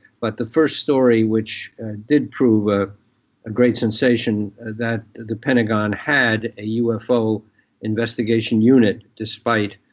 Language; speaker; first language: English; native; English